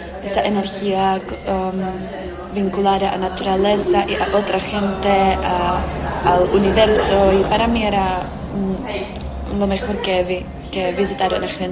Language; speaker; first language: Spanish; non-native, fluent; Czech